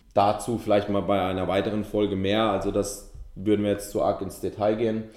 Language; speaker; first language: German; native; German